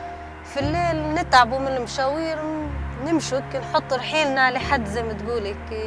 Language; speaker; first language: Arabic; native; Arabic